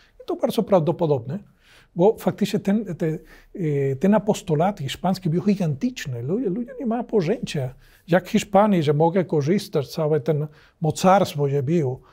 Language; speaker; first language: Polish; non-native, learner; Spanish